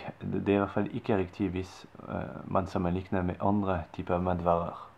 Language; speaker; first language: Norwegian; non-native, fluent; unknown